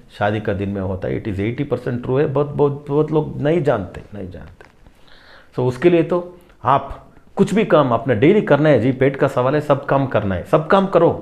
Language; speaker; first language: Hindi; non-native, local second language; Tamil